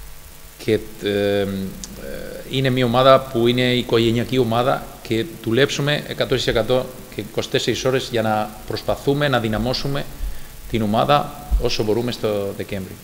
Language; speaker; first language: Greek; non-native, fluent; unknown